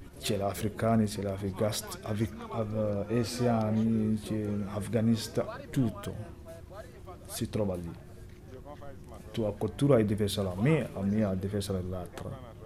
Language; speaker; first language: Italian; non-native, learner; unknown